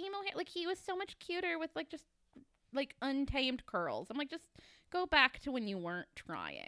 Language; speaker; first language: English; native; English